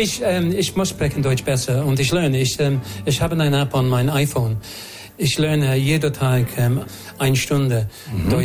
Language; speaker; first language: German; non-native, learner; English